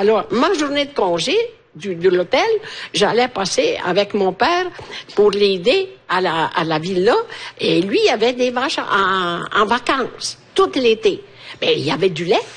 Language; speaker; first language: French; non-native, fluent; Italian